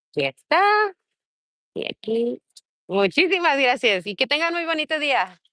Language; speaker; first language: Spanish; early bilingual, heritage; Spanish